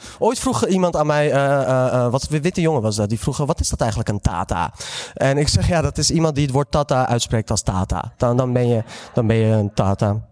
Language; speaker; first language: Dutch; early bilingual, other home language; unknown